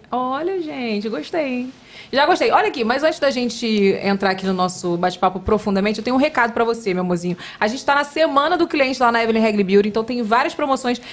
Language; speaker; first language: Portuguese; native; Portuguese